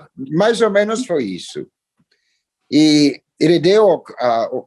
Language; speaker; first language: Portuguese; non-native, fluent; French